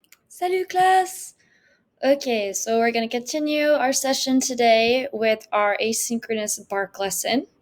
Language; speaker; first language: English; native; English